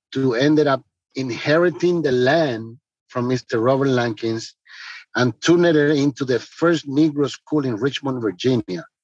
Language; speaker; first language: English; non-native, fluent; Spanish